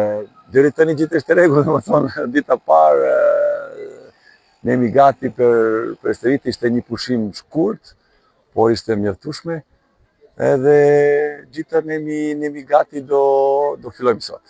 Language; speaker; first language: Albanian; non-native, learner; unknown